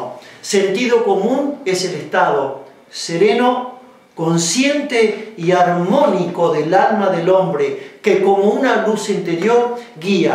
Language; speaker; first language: Spanish; native; Spanish